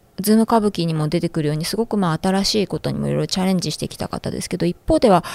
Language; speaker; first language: Japanese; native; Japanese